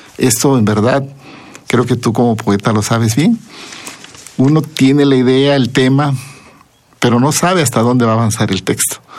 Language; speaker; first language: Spanish; non-native, local second language; Zapotec